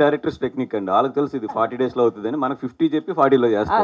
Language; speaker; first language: Telugu; native; Telugu